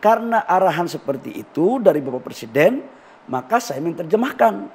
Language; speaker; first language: Indonesian; native; Indonesian